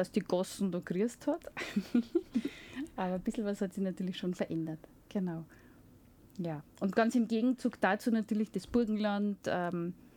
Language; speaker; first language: German; native; German